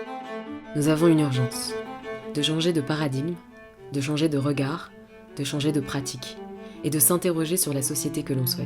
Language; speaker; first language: French; native; French